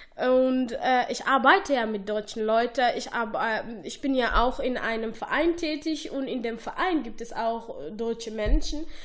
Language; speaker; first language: German; non-native, fluent; Somali